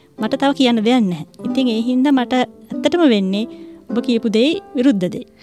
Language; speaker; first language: Sinhala; early bilingual, other home language; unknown